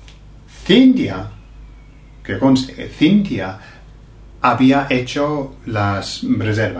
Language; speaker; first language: Spanish; non-native, fluent; English